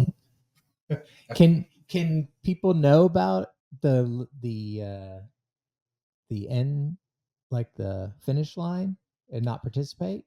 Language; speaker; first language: English; native; English